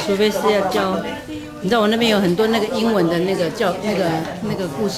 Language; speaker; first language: Chinese; native; Chinese